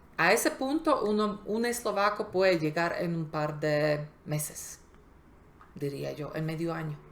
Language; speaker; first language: Spanish; non-native, fluent; Slovak